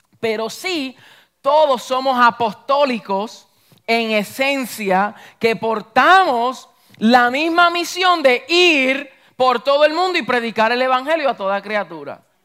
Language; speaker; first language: Spanish; early bilingual, heritage; Spanish